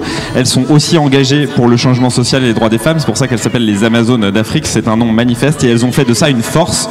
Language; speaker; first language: French; native; French